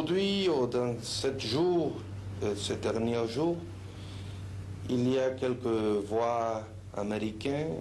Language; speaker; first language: French; non-native, fluent; Spanish